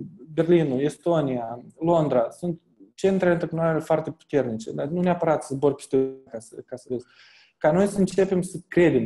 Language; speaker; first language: Romanian; native; Romanian